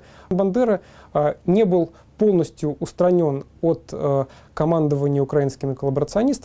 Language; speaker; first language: Russian; native; Russian